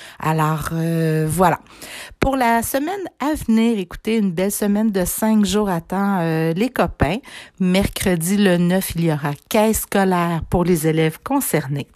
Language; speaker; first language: French; native; French